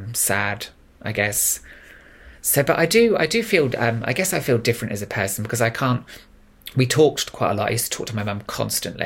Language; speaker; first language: English; native; English